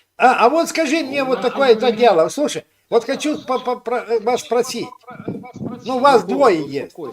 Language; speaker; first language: Russian; non-native, local second language; Ukrainian